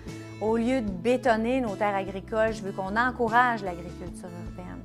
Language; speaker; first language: French; native; French